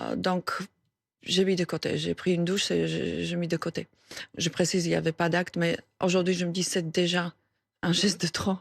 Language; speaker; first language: French; non-native, fluent; Slovak